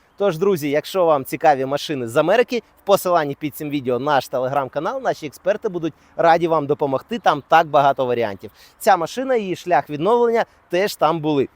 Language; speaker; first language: Ukrainian; non-native, local second language; Russian